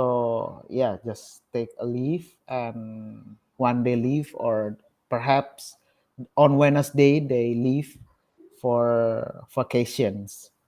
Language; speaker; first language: English; non-native, learner; Indonesian